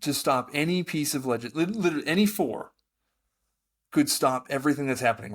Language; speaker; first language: English; native; English